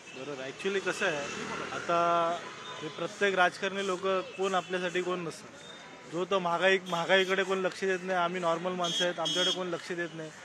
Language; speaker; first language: Marathi; native; Marathi